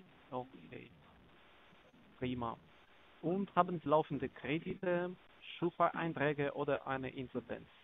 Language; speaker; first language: German; non-native, learner; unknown